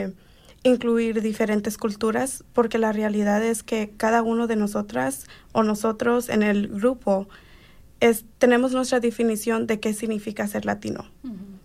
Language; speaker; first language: Spanish; early bilingual, heritage; Spanish